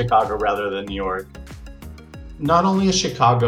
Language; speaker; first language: English; native; English